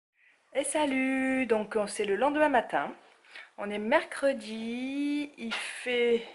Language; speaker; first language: French; native; French